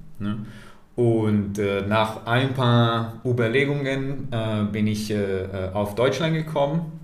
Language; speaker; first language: German; non-native, fluent; Italian